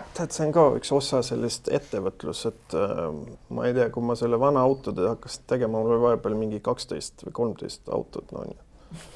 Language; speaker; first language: Estonian; non-native, fluent; Swedish